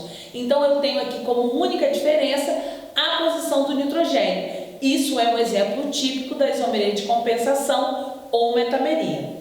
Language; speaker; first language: Portuguese; native; Portuguese